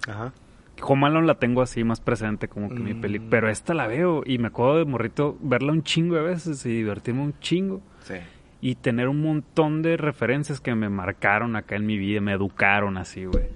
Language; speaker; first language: Spanish; native; Spanish